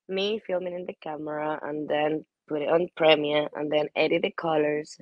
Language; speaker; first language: English; non-native, fluent; Spanish